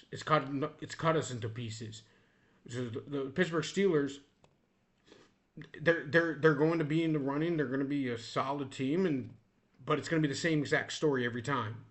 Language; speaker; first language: English; native; English